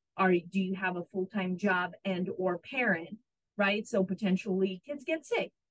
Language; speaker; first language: English; non-native, fluent; Russian